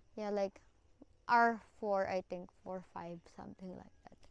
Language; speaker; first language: English; non-native, local second language; Cebuano